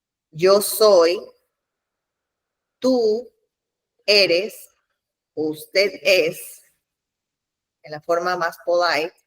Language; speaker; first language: Spanish; non-native, fluent; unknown